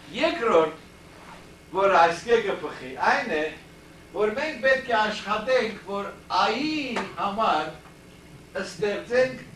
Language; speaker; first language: Armenian; early bilingual, heritage; Armenian